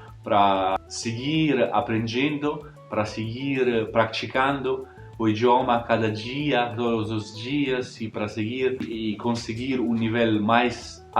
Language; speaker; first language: Portuguese; non-native, learner; Italian